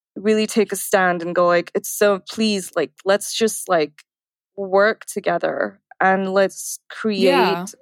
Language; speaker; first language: English; early bilingual, other home language; Arabic